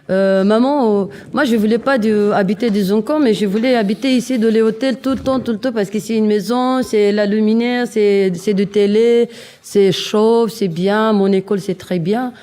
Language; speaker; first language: French; non-native, learner; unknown